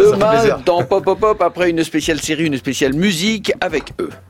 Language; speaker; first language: French; native; French